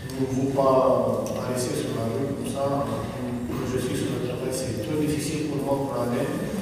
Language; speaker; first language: French; non-native, learner; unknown